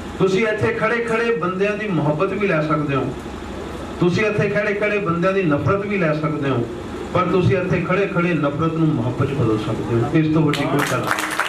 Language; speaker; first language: Punjabi; native; Punjabi